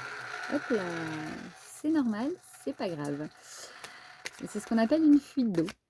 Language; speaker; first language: French; native; French